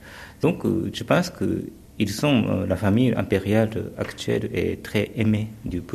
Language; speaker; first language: French; early bilingual, other home language; Japanese